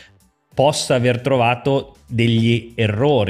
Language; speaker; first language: Italian; native; Italian